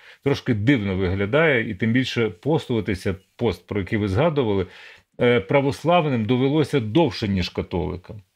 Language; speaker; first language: Ukrainian; native; Ukrainian